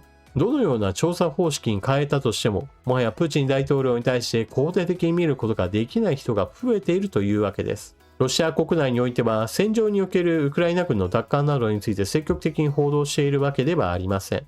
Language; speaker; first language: Japanese; native; Japanese